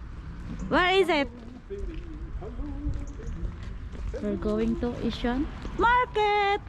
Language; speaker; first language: English; non-native, local second language; Cebuano